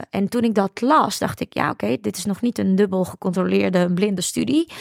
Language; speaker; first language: Dutch; early bilingual, other home language; Ukrainian